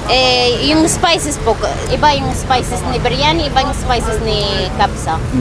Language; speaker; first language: Filipino; early bilingual, heritage; Arabic